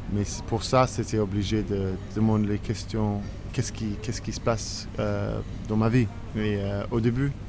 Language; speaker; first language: French; non-native, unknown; English